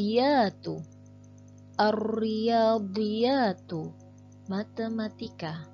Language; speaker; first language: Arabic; non-native, fluent; Indonesian